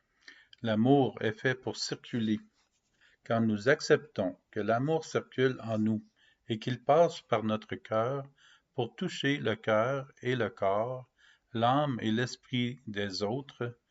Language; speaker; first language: French; native; French